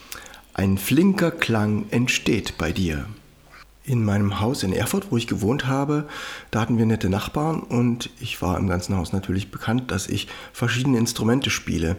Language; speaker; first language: German; native; German